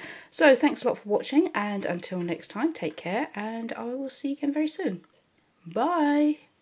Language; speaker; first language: English; native; English